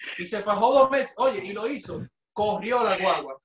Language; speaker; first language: Spanish; native; Spanish